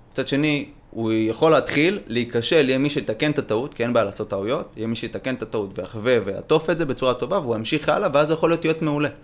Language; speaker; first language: Hebrew; native; Hebrew